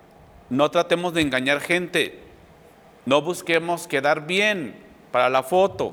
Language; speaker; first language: Spanish; native; Spanish